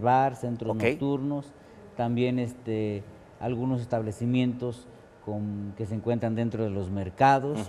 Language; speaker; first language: Spanish; native; Spanish